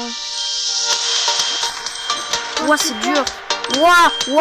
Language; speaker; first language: French; native; French